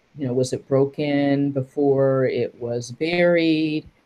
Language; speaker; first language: English; native; English